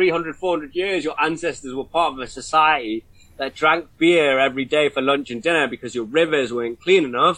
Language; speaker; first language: English; native; English